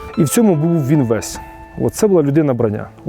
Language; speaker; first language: Ukrainian; native; Ukrainian